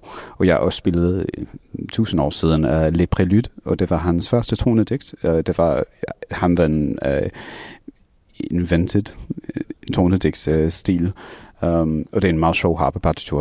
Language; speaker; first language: Danish; non-native, fluent; English